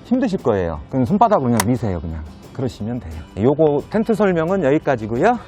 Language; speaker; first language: Korean; native; Korean